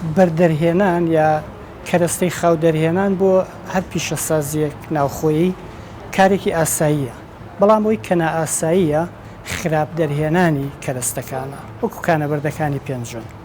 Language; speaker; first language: Central Kurdish; native; Central Kurdish